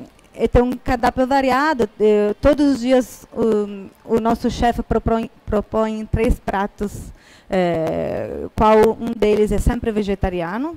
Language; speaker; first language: Portuguese; non-native, fluent; Italian